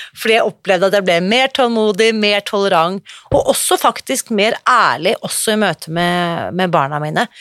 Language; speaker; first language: Norwegian; native; Norwegian